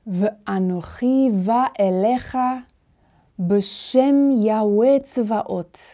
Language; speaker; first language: Hebrew; non-native, fluent; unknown